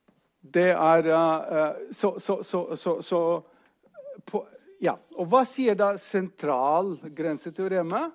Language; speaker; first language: Norwegian; non-native, fluent; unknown